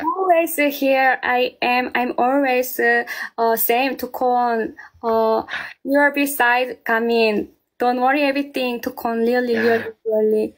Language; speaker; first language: English; non-native, learner; Thai